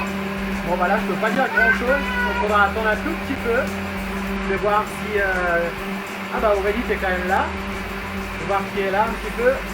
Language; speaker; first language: French; native; French